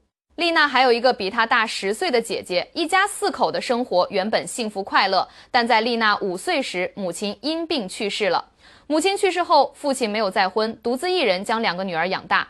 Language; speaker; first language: Chinese; native; Chinese